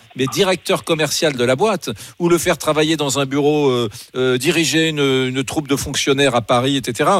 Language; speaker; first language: French; native; French